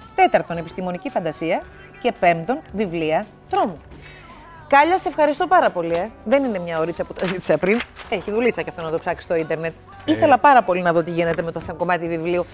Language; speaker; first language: Greek; native; Greek